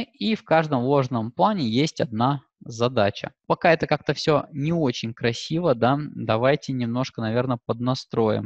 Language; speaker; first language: Russian; native; Russian